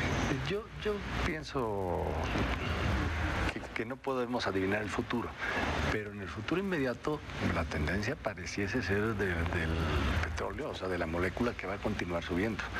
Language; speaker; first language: Spanish; native; Spanish